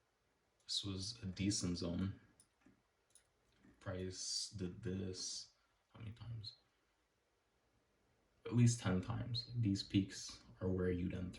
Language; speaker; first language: English; native; English